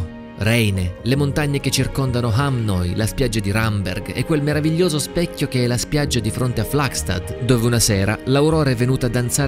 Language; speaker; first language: Italian; native; Italian